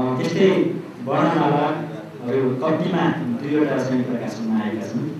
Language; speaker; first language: Nepali; non-native, local second language; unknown